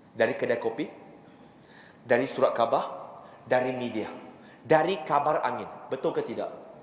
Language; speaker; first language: Malay; non-native, local second language; Chinese